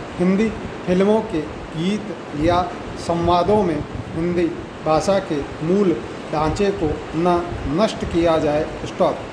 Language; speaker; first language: Hindi; native; Hindi